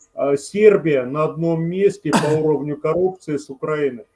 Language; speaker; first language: Russian; native; Russian